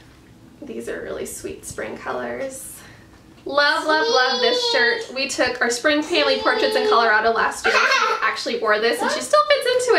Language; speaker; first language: English; native; English